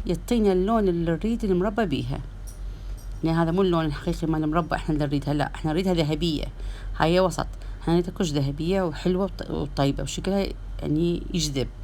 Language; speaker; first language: Arabic; native; Arabic